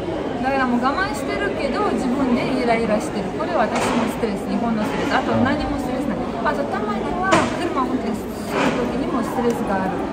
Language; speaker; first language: Japanese; non-native, fluent; Romanian